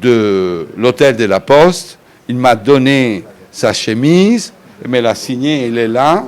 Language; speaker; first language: French; non-native, fluent; Italian